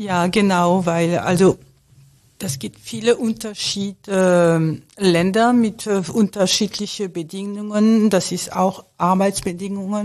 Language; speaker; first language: German; non-native, fluent; French